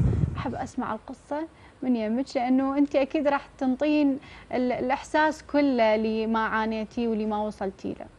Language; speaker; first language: Arabic; native; Arabic